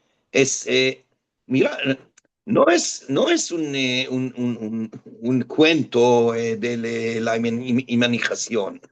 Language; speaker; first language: Spanish; non-native, fluent; Hebrew